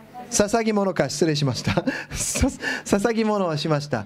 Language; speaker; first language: Japanese; non-native, fluent; English